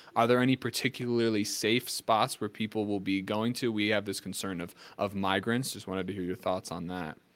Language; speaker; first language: English; native; English